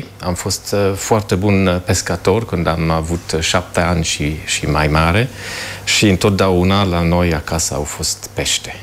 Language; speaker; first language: Romanian; non-native, fluent; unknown